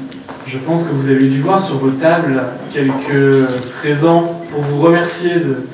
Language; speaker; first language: French; native; French